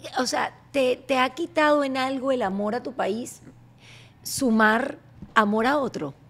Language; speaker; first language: Spanish; native; Spanish